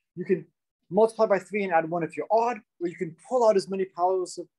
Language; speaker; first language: English; native; English